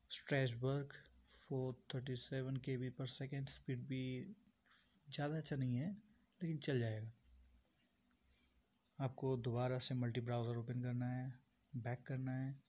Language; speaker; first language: Hindi; non-native, local second language; Bangla